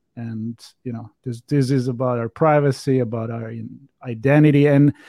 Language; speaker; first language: English; non-native, fluent; Italian